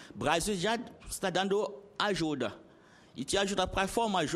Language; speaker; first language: Portuguese; non-native, learner; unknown